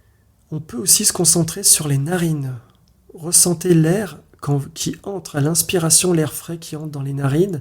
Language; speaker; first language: French; native; French